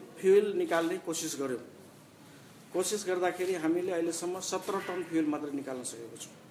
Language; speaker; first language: Nepali; non-native, local second language; Maithili